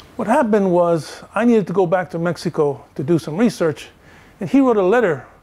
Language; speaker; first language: English; early bilingual, other home language; Spanish